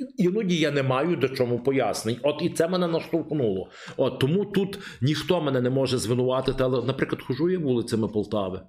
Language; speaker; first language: Ukrainian; native; Ukrainian